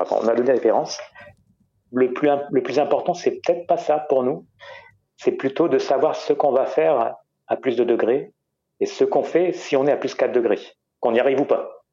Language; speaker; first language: French; native; French